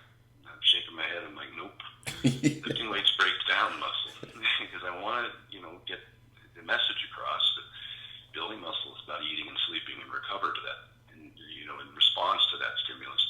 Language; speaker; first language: English; native; English